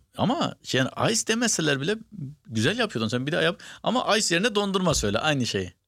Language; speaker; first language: Turkish; native; Turkish